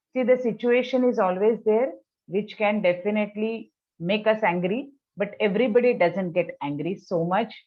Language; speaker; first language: English; non-native, local second language; Marathi